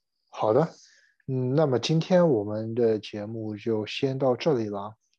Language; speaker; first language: Chinese; native; Chinese